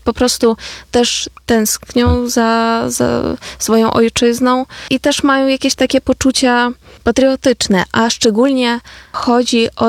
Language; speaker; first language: Polish; non-native, fluent; Ukrainian